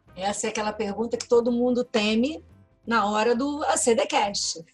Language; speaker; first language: Portuguese; native; Portuguese